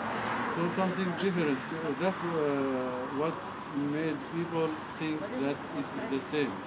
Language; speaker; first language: English; non-native, learner; Arabic